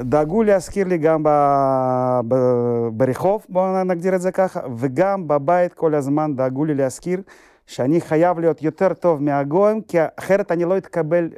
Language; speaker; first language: Hebrew; non-native, fluent; Russian